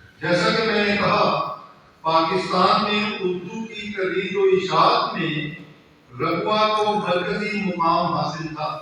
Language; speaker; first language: Urdu; non-native, local second language; Punjabi